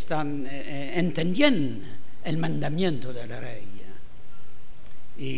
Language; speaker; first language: Spanish; non-native, fluent; French